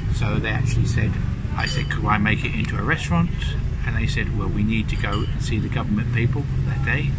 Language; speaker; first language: English; native; English